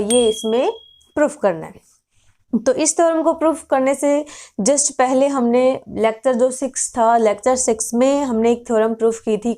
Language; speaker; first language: Hindi; native; Hindi